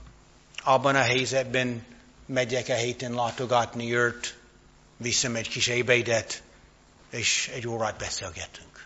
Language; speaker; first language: Hungarian; non-native, fluent; English